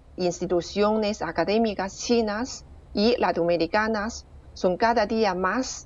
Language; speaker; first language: Spanish; non-native, fluent; Chinese